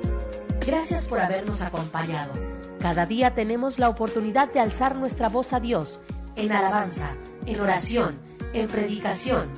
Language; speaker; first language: Spanish; native; Spanish